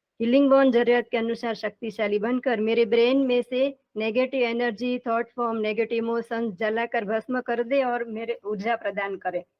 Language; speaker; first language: Hindi; non-native, local second language; Gujarati